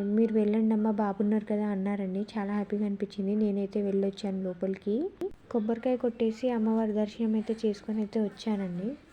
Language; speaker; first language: Telugu; native; Telugu